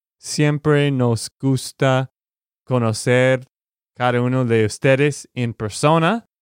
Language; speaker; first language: Spanish; non-native, fluent; English